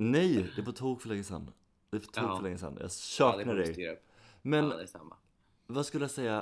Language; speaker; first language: Swedish; native; Swedish